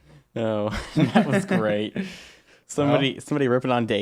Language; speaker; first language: English; native; English